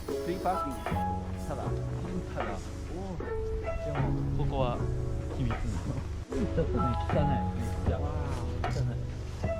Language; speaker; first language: Japanese; native; Japanese